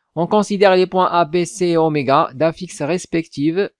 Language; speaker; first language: French; non-native, local second language; Arabic